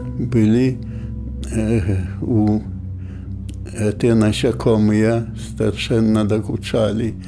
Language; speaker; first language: Polish; non-native, local second language; Belarusian